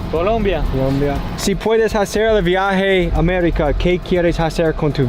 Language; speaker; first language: Spanish; non-native, learner; English